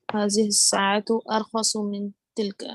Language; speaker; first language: Arabic; non-native, learner; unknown